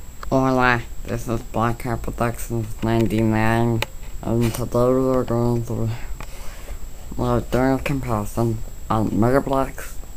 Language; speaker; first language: English; native; English